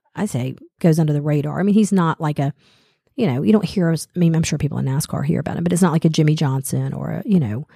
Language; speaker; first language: English; native; English